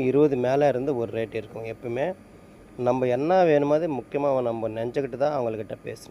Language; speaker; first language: Tamil; native; Tamil